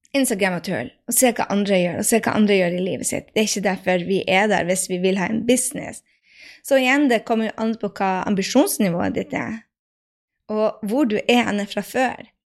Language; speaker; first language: Norwegian; native; Norwegian